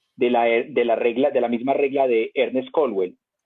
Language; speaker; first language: Spanish; native; Spanish